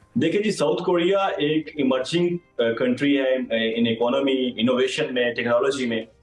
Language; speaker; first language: Urdu; non-native, local second language; Punjabi